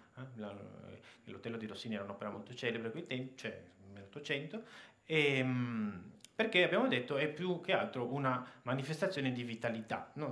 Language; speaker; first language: Italian; native; Italian